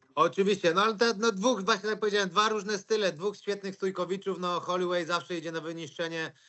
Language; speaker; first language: Polish; native; Polish